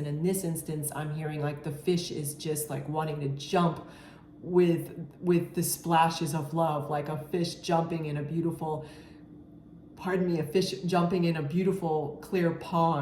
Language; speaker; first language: English; native; English